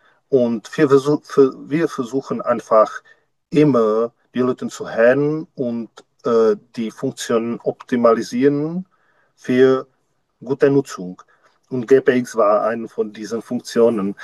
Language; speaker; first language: German; non-native, learner; Czech